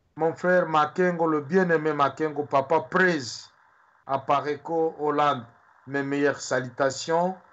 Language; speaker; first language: French; non-native, local second language; Swahili